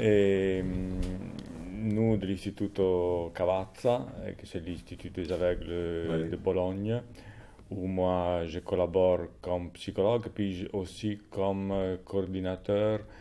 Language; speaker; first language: French; non-native, fluent; Italian